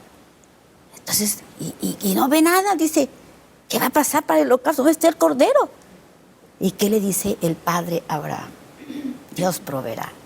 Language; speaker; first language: Spanish; native; Spanish